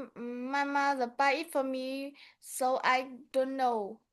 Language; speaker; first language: English; non-native, learner; Vietnamese